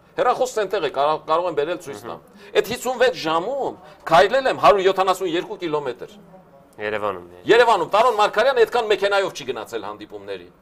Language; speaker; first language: Armenian; native; Armenian